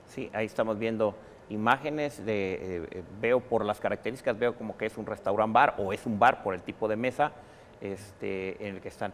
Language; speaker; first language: Spanish; native; Spanish